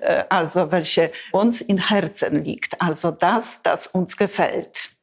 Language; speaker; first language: German; non-native, fluent; Polish